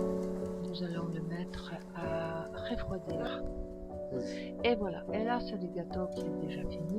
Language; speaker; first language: French; non-native, fluent; Polish